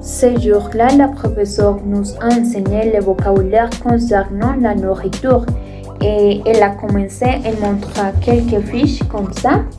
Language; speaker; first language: French; non-native, fluent; Spanish